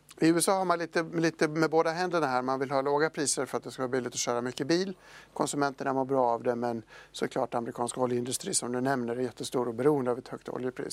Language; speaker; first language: Swedish; native; Swedish